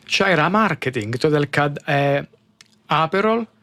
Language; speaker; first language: Lithuanian; non-native, learner; Italian